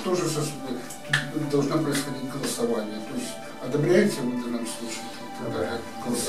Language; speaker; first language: Russian; native; Russian